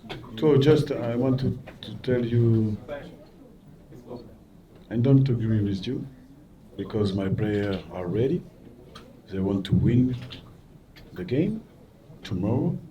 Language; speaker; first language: English; non-native, learner; French